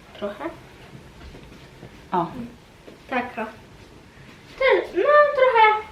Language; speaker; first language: Polish; native; Polish